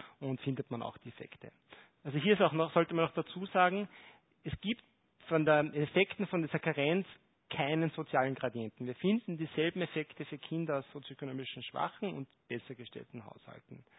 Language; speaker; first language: German; native; German